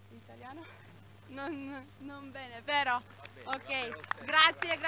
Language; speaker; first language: Italian; non-native, learner; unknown